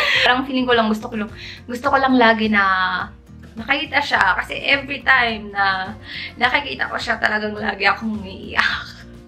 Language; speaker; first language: Filipino; native; Filipino